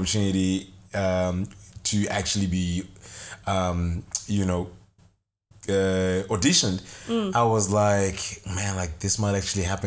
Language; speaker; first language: English; non-native, local second language; Shona